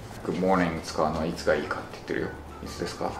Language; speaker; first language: Japanese; native; Japanese